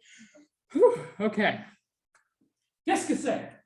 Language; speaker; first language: French; non-native, fluent; English